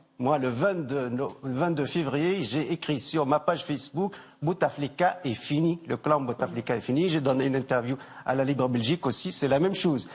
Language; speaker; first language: French; non-native, local second language; Arabic